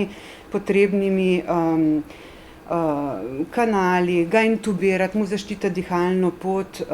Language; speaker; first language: Slovenian; native; Slovenian